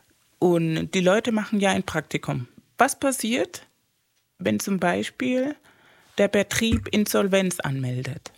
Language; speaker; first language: German; non-native, fluent; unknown